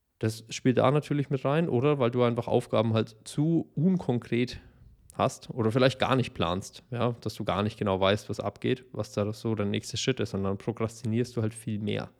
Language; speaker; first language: German; native; German